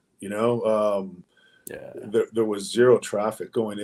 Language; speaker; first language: English; early bilingual, other home language; Spanish